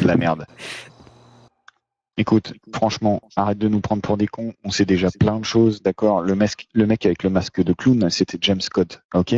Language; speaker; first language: French; native; French